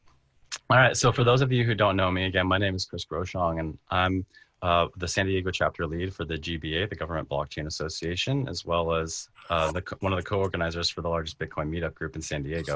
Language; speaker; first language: English; native; English